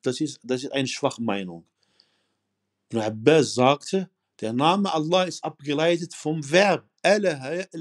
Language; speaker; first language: German; non-native, fluent; Arabic